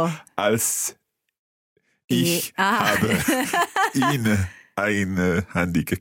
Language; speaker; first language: German; non-native, learner; English